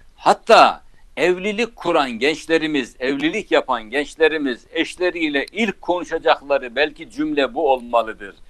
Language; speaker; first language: Turkish; native; Turkish